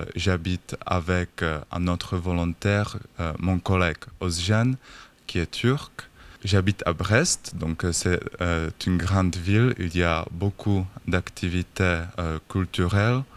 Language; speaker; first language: French; non-native, fluent; Czech